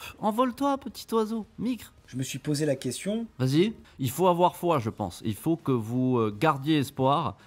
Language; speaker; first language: French; native; French